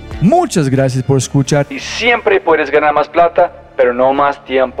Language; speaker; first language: Spanish; non-native, fluent; English